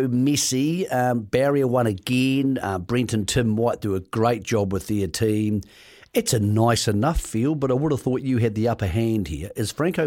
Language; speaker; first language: English; native; English